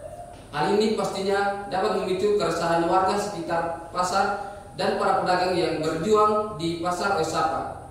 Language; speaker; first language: Indonesian; native; Indonesian